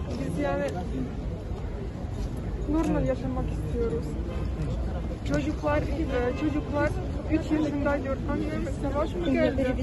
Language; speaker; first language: Turkish; non-native, learner; Ukrainian